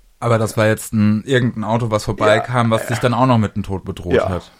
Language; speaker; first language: German; native; German